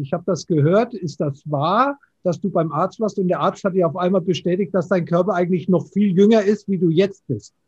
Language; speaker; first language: German; native; German